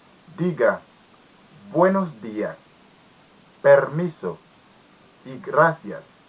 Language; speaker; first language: Spanish; non-native, learner; Haitian Creole